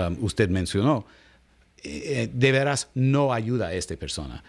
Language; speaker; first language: Spanish; non-native, learner; English